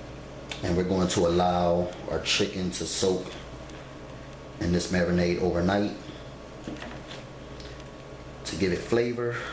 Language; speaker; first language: English; native; English